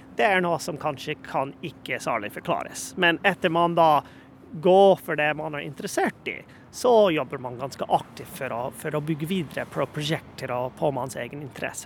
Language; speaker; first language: Norwegian; non-native, fluent; English